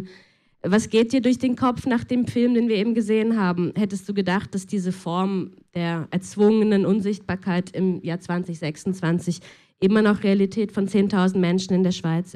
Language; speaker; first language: German; native; German